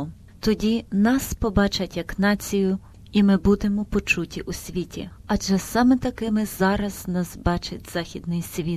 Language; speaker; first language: Ukrainian; native; Ukrainian